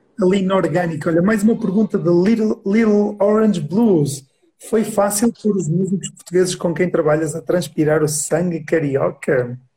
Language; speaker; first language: Portuguese; native; Portuguese